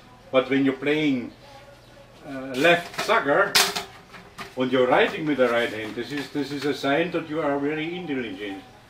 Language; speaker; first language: English; non-native, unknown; German